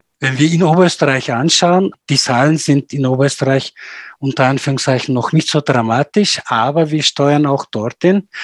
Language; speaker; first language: German; non-native, fluent; Turkish